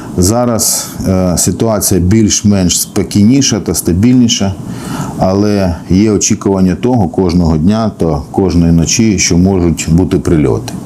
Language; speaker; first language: Ukrainian; non-native, local second language; Russian